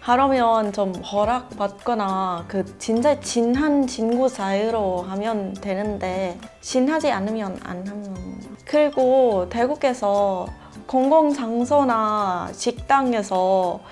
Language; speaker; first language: Korean; non-native, learner; Thai